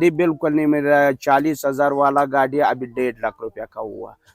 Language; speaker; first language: Hindi; non-native, local second language; Pashto